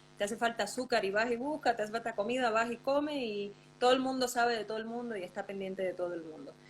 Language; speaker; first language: Spanish; native; Spanish